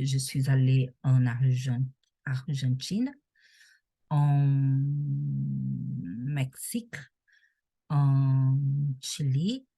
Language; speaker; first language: French; non-native, learner; Portuguese